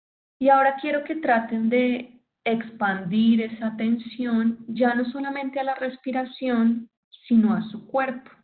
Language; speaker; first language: Spanish; native; Spanish